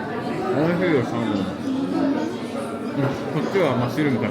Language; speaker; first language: Japanese; native; Japanese